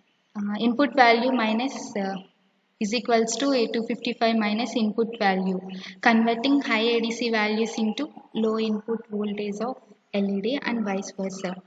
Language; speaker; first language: English; non-native, local second language; Telugu